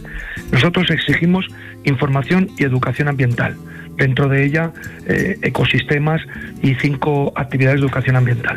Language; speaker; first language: Spanish; native; Spanish